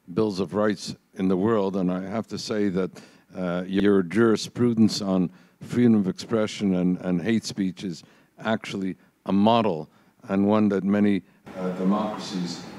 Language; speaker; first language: English; native; English